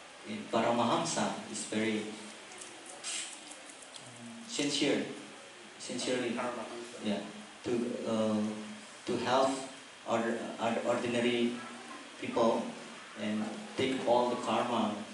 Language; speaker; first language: English; non-native, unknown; Indonesian